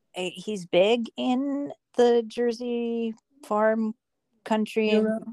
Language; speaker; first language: English; native; English